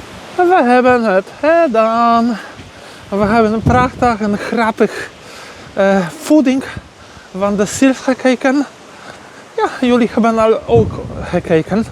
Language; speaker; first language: Dutch; non-native, learner; Polish